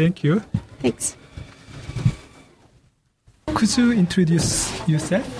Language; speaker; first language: English; non-native, learner; Korean